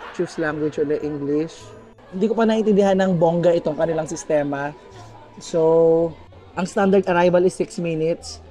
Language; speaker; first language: Filipino; native; Filipino